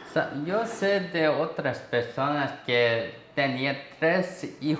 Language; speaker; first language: Spanish; non-native, learner; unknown